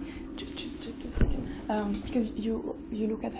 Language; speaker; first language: English; non-native, fluent; French